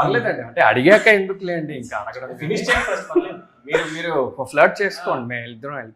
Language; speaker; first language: Telugu; native; Telugu